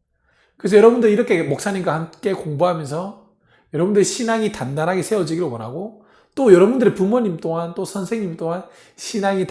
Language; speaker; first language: Korean; native; Korean